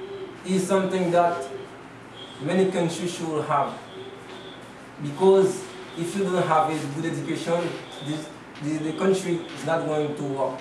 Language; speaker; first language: English; non-native, learner; Haitian Creole